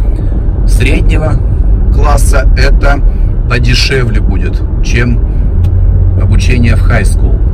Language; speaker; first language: Russian; native; Russian